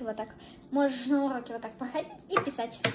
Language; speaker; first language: Russian; native; Russian